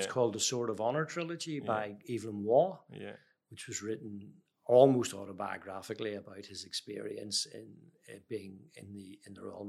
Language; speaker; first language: English; native; English